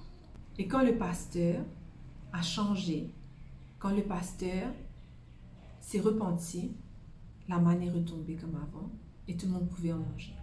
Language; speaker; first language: French; native; French